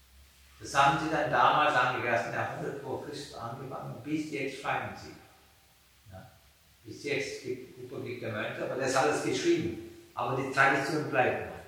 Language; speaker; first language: German; non-native, fluent; Sinhala